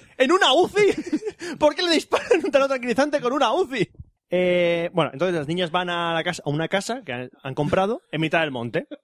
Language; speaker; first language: Spanish; native; Spanish